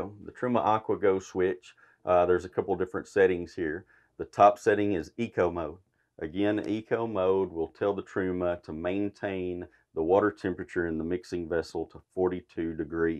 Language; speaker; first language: English; native; English